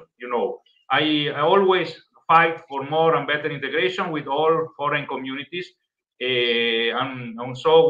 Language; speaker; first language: English; non-native, learner; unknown